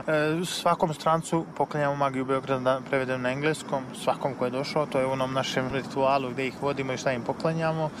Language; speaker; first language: Serbian; native; Serbian